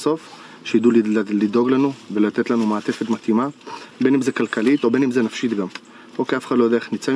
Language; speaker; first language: Hebrew; native; Hebrew